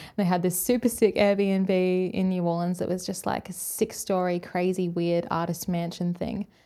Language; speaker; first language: English; native; English